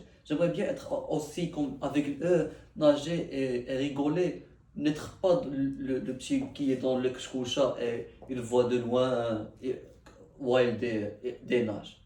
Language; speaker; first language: French; non-native, learner; Arabic